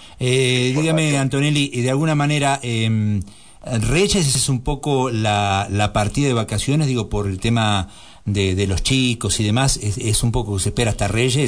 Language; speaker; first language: Spanish; native; Spanish